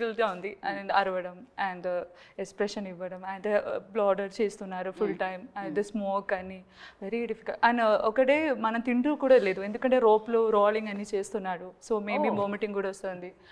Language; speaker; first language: Telugu; non-native, learner; Malayalam